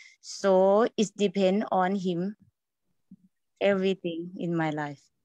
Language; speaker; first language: English; non-native, learner; Thai